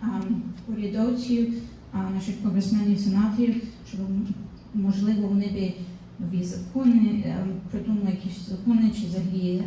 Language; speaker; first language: Ukrainian; early bilingual, heritage; Ukrainian